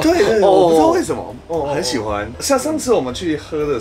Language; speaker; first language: Chinese; native; Chinese